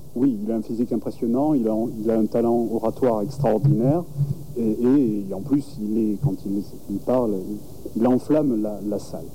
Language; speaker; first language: French; native; French